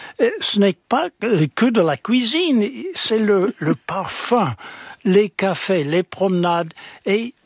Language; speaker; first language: French; non-native, fluent; English